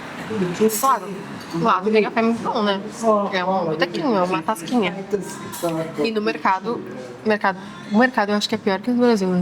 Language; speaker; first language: Portuguese; native; Portuguese